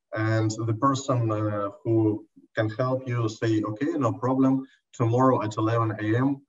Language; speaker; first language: English; non-native, learner; Russian